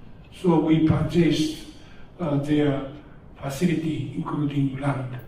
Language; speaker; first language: English; non-native, learner; Japanese